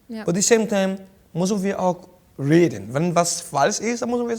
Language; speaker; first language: German; non-native, fluent; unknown